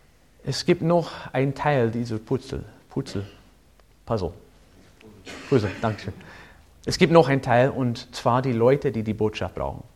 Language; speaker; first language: German; non-native, fluent; English